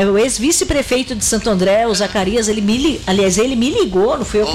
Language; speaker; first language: Portuguese; native; Portuguese